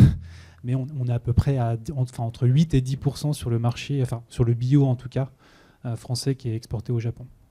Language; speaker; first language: French; native; French